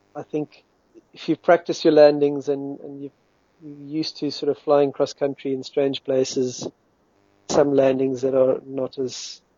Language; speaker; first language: English; native; English